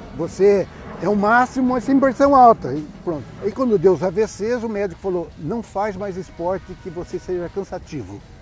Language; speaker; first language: Portuguese; native; Portuguese